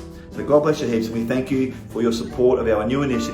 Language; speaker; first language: English; native; English